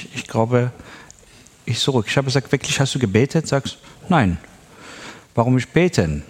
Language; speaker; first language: German; non-native, learner; Persian